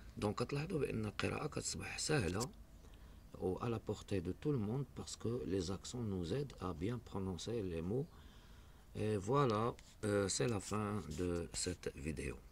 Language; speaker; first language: French; non-native, local second language; Arabic